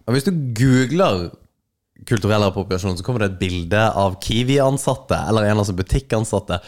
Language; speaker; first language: Norwegian; native; Norwegian